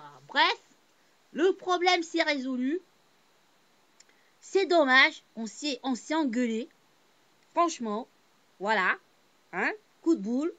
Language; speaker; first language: French; native; French